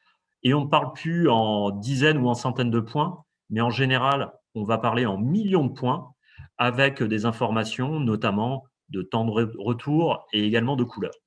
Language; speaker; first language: French; native; French